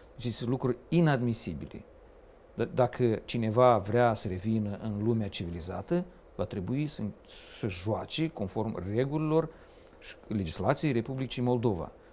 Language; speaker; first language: Romanian; native; Romanian